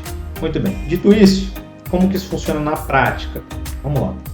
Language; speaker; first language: Portuguese; native; Portuguese